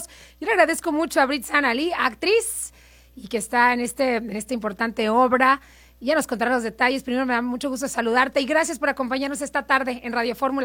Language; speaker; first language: Spanish; native; Spanish